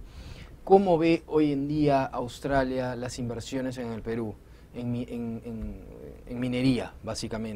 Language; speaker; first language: Spanish; native; Spanish